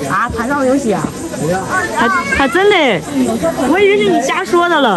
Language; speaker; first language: Chinese; native; Chinese